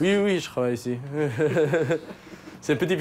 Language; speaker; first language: French; non-native, learner; English